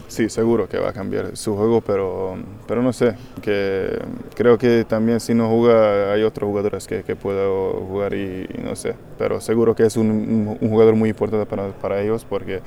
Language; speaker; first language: Spanish; non-native, learner; Hungarian